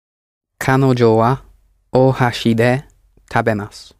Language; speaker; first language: Japanese; non-native, learner; English